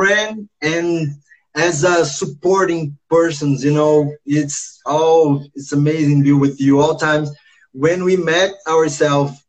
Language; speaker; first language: English; non-native, learner; Portuguese